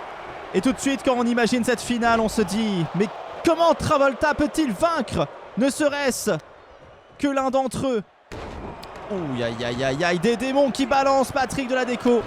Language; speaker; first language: French; native; French